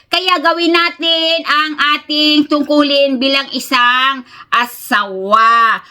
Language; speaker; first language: Filipino; native; Filipino